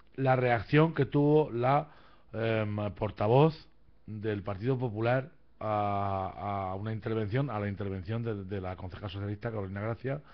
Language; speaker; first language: Spanish; native; Spanish